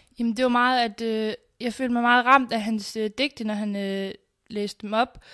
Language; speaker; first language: Danish; early bilingual, other home language; Central Kurdish